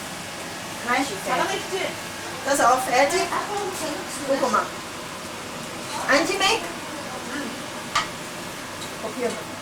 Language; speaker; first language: German; non-native, learner; Mongolian